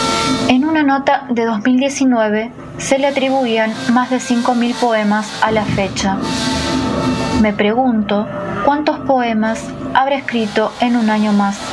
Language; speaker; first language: Spanish; native; Spanish